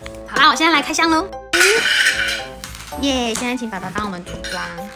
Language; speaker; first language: Chinese; native; Chinese